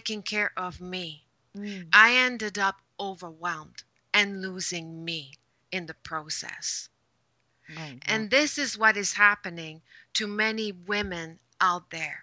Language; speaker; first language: English; non-native, fluent; French